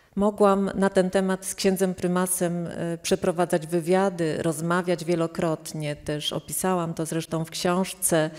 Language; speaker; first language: Polish; native; Polish